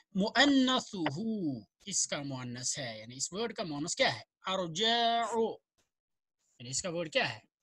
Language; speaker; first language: Hindi; non-native, local second language; Kashmiri